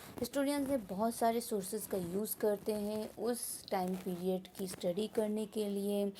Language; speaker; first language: Hindi; native; Hindi